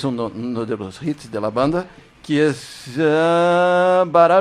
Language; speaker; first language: Spanish; non-native, fluent; Portuguese